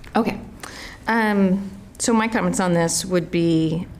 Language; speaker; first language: English; native; English